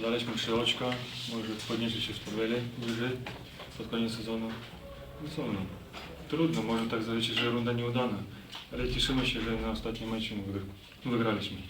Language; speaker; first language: Polish; non-native, learner; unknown